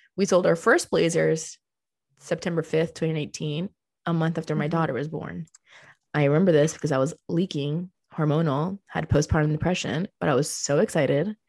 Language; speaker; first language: English; early bilingual, other home language; Spanish